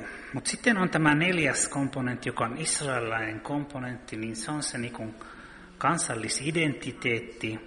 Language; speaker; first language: Finnish; early bilingual, heritage; Finnish